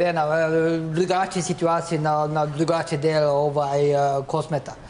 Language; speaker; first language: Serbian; non-native, learner; Norwegian